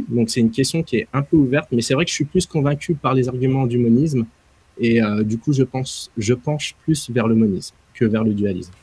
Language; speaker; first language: French; native; French